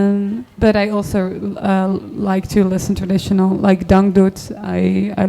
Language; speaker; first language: English; non-native, fluent; Dutch